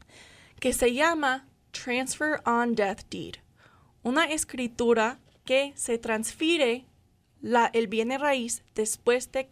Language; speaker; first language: Spanish; non-native, learner; English